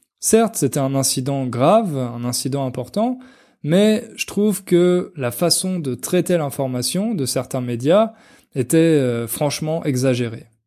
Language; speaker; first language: French; native; French